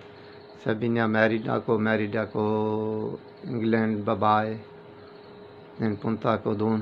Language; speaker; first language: Filipino; non-native, learner; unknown